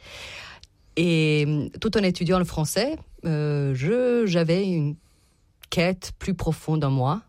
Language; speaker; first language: French; non-native, fluent; Serbian